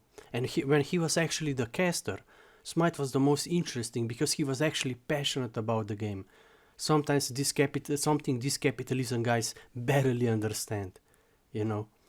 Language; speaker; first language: English; non-native, fluent; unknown